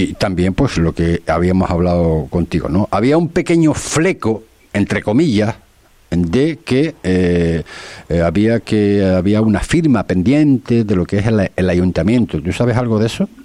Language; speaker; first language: Spanish; native; Spanish